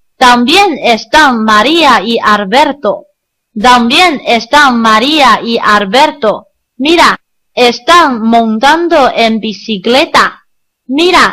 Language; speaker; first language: Spanish; non-native, learner; Chinese